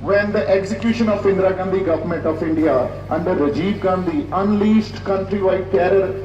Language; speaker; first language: English; non-native, local second language; Punjabi